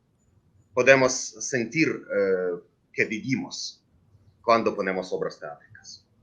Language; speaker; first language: Spanish; non-native, learner; Ukrainian